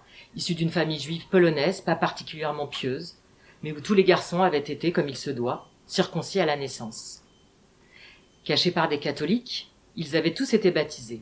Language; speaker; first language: French; native; French